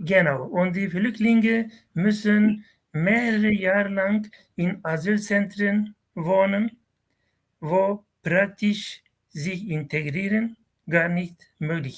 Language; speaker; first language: German; non-native, fluent; Kurdish